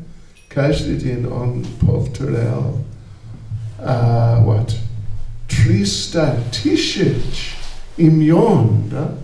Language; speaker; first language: Russian; non-native, learner; English